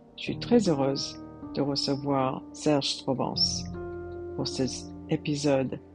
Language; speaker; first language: French; native; French